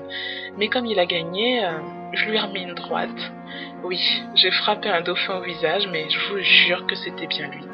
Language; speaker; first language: French; native; French